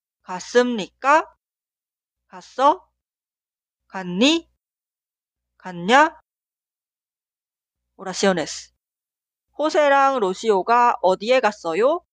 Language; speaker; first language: Korean; non-native, fluent; Spanish